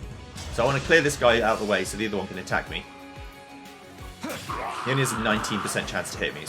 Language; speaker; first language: English; native; English